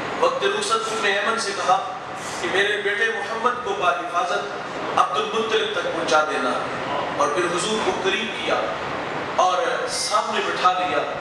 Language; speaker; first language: Urdu; non-native, local second language; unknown